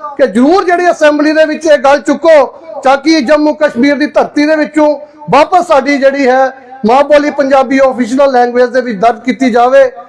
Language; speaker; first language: Punjabi; native; Punjabi